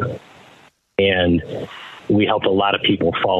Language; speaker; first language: English; native; English